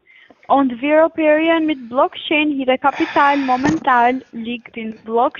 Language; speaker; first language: German; non-native, fluent; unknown